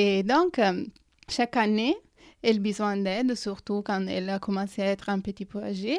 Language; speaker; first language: French; non-native, fluent; Italian